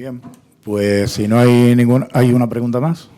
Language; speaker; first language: Spanish; native; Spanish